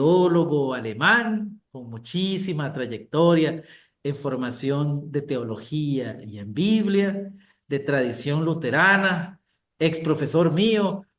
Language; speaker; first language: Spanish; native; Spanish